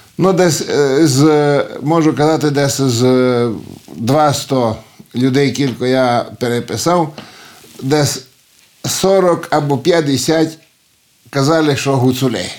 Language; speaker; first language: Ukrainian; early bilingual, heritage; Ukrainian